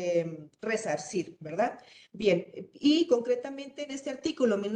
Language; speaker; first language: Spanish; native; Spanish